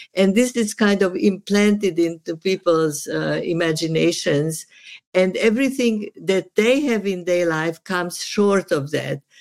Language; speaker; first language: English; non-native, fluent; Serbian